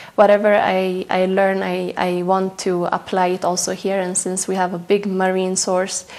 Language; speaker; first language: English; non-native, fluent; Tigrinya